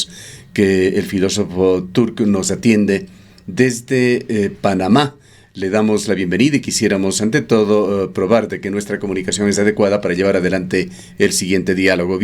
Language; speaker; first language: Spanish; native; Spanish